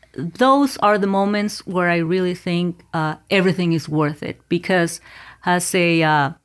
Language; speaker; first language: English; non-native, fluent; Spanish